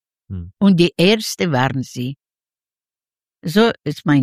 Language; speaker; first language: German; non-native, learner; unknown